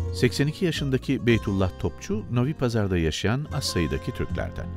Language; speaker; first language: Turkish; native; Turkish